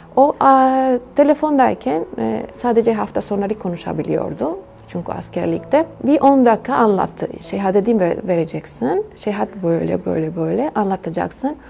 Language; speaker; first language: Turkish; non-native, fluent; Spanish